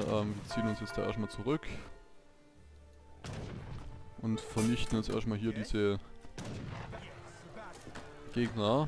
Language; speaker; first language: German; native; German